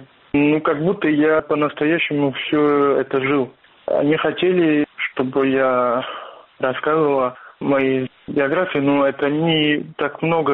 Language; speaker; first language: Russian; non-native, fluent; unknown